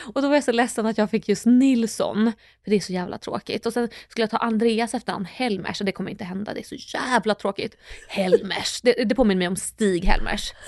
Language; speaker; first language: Swedish; early bilingual, other home language; Russian